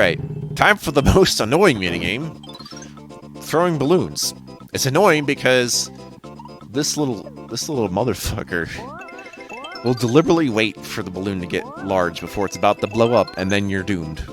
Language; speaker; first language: English; native; English